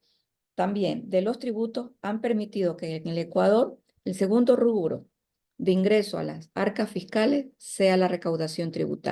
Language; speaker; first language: Spanish; native; Spanish